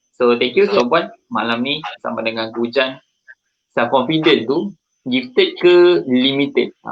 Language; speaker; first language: Malay; native; Malay